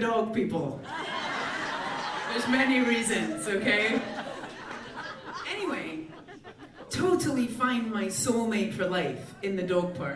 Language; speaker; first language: English; native; English